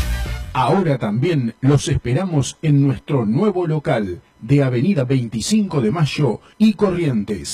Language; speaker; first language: Spanish; native; Spanish